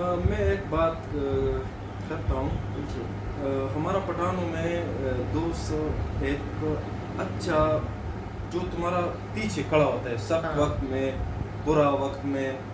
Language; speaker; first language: Hindi; non-native, local second language; Pashto